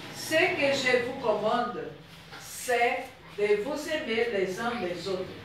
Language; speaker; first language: French; non-native, fluent; Portuguese